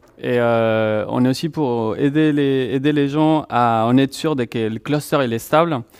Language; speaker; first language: French; non-native, fluent; Spanish